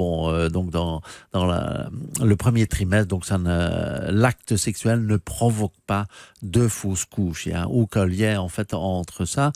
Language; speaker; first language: French; native; French